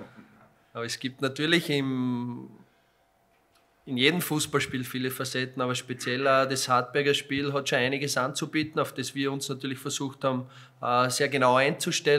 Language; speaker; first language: German; native; German